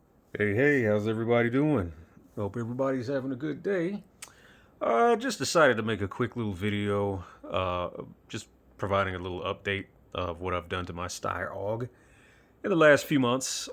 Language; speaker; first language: English; native; English